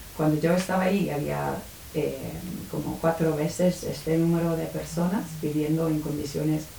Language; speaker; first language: Spanish; non-native, fluent; English